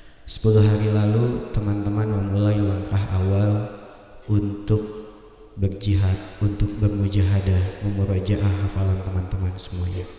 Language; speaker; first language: Indonesian; native; Indonesian